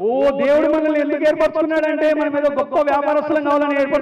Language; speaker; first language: Telugu; native; Telugu